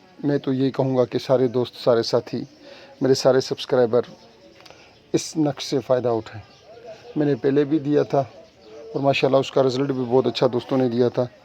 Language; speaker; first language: Urdu; non-native, local second language; Sindhi